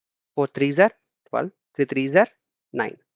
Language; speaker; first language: English; non-native, local second language; Telugu